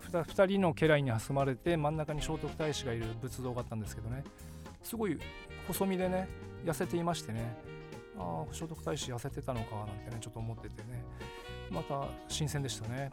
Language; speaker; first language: Japanese; native; Japanese